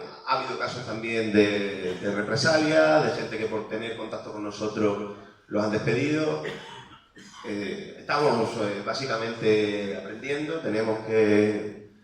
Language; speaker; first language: Spanish; native; Spanish